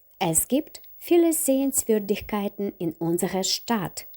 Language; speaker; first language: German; non-native, fluent; Ukrainian